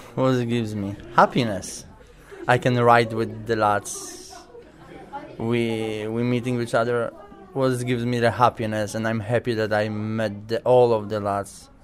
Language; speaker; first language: English; non-native, learner; Polish